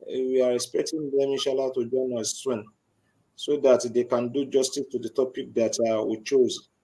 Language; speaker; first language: English; non-native, local second language; Yoruba